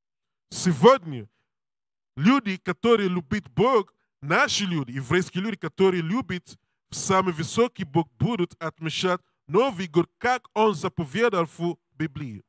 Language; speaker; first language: Russian; non-native, learner; English